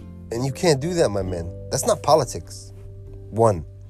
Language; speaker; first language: English; early bilingual, other home language; Arabic